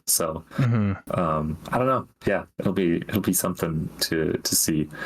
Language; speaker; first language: English; native; English